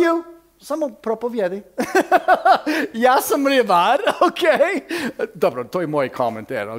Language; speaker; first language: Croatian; early bilingual, heritage; Croatian